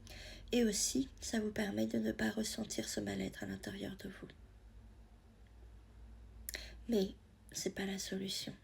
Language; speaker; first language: French; native; French